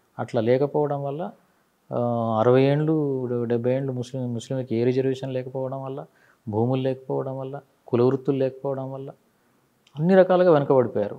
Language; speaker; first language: Telugu; non-native, local second language; Urdu